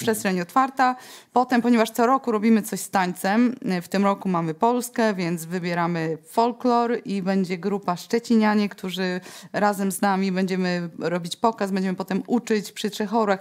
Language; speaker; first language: Polish; native; Polish